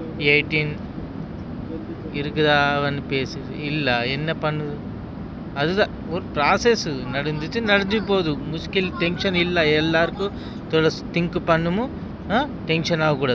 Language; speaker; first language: Tamil; non-native, learner; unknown